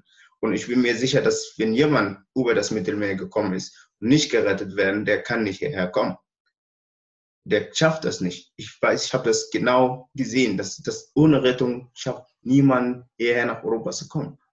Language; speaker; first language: German; non-native, learner; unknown